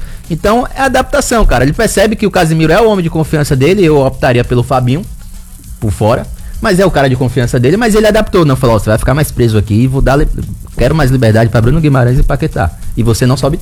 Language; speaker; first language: Portuguese; native; Portuguese